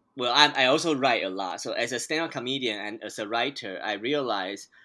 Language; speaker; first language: English; non-native, fluent; Chinese